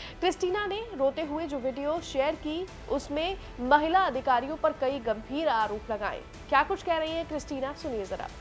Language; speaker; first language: Hindi; native; Hindi